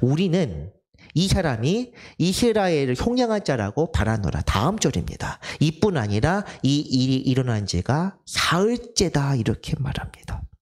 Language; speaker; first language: Korean; native; Korean